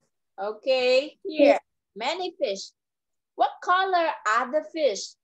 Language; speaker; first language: English; non-native, learner; Vietnamese